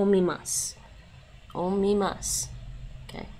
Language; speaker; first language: Japanese; non-native, learner; English